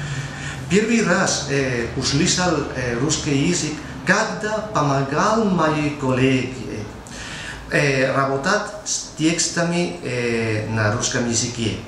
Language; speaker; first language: Russian; non-native, learner; Spanish